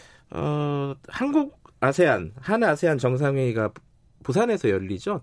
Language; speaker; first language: Korean; native; Korean